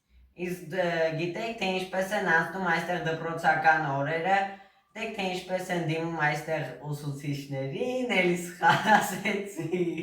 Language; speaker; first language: Armenian; early bilingual, heritage; Armenian